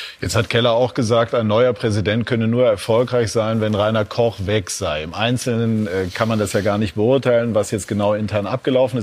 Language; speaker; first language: German; native; German